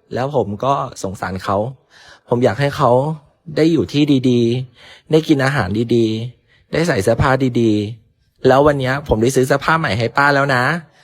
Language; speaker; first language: Thai; native; Thai